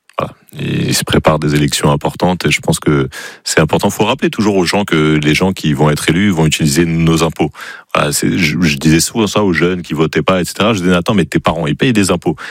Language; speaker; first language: French; native; French